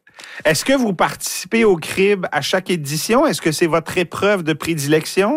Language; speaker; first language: French; native; French